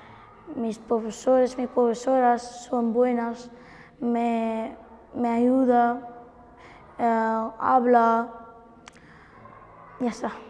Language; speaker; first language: Spanish; non-native, learner; Bangla